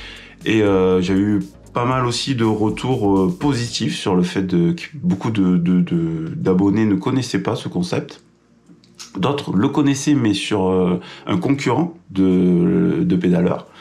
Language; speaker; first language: French; native; French